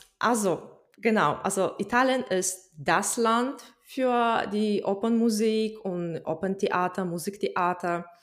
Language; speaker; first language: German; non-native, fluent; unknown